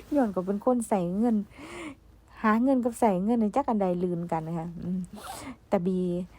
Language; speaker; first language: Thai; native; Thai